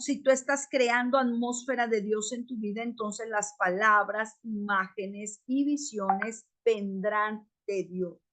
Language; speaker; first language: Spanish; native; Spanish